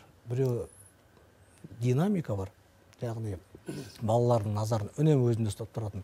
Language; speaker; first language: Kazakh; native; Kazakh